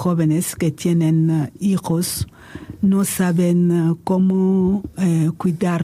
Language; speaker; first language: Spanish; non-native, fluent; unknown